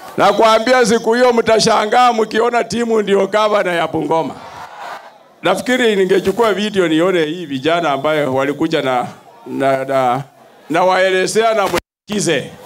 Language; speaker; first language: Swahili; non-native, local second language; Luyia